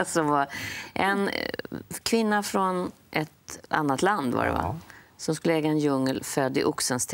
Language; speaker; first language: Swedish; native; Swedish